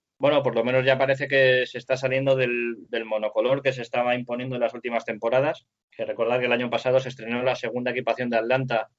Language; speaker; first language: Spanish; native; Spanish